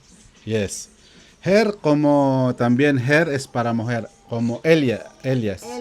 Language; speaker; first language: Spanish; non-native, learner; Filipino